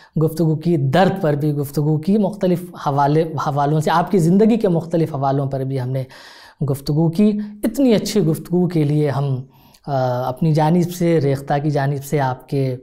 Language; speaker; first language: Hindi; native; Hindi